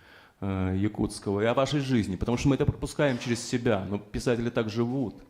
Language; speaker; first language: Russian; native; Russian